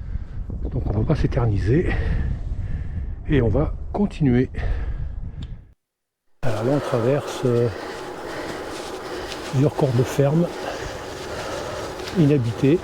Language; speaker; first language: French; native; French